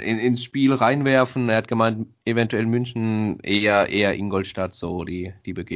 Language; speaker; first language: German; native; German